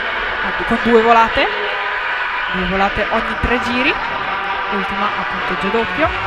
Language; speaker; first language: Italian; native; Italian